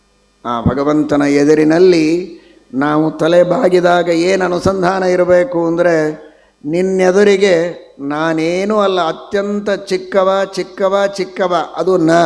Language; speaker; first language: Kannada; native; Kannada